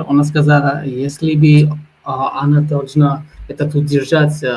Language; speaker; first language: Russian; non-native, fluent; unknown